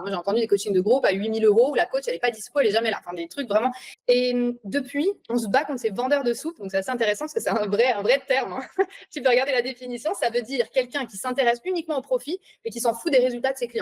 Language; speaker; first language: French; native; French